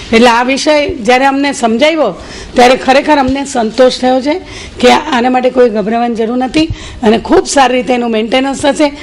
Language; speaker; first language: Gujarati; native; Gujarati